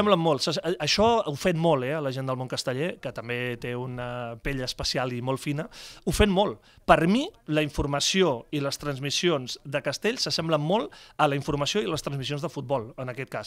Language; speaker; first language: Catalan; native; Catalan